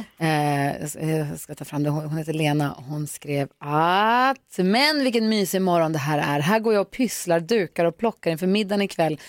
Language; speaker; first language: Swedish; native; Swedish